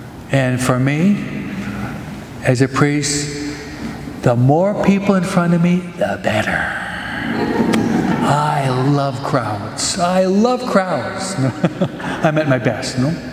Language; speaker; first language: English; native; English